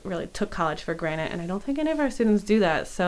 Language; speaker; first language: English; native; English